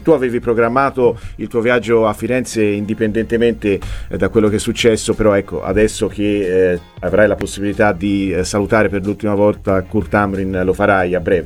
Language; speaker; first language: Italian; native; Italian